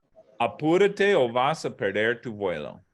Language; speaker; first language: Spanish; non-native, fluent; English